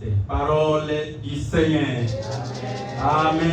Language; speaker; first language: French; non-native, local second language; Lingala